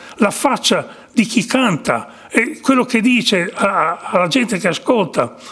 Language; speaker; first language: Italian; native; Italian